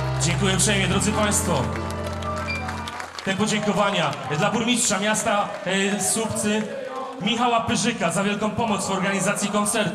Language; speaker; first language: Polish; native; Polish